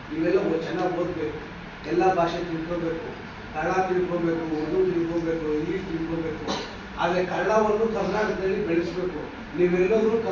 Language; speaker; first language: Kannada; non-native, local second language; Urdu